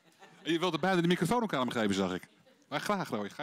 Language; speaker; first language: Dutch; native; Dutch